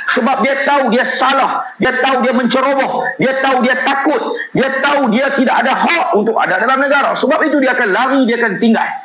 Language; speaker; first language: Malay; native; Malay